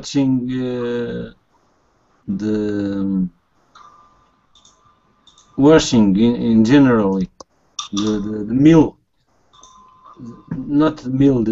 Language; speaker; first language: English; non-native, learner; Spanish